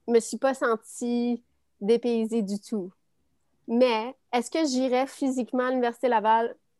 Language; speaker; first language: French; native; French